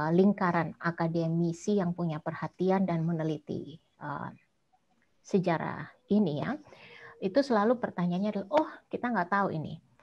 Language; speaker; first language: Indonesian; native; Indonesian